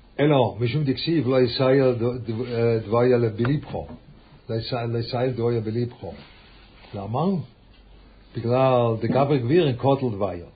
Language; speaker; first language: Hebrew; non-native, fluent; English